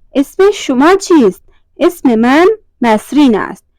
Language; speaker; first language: Persian; non-native, fluent; Urdu